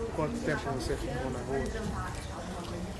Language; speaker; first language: Portuguese; non-native, fluent; Spanish